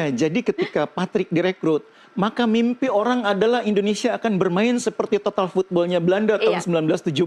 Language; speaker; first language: Indonesian; native; Indonesian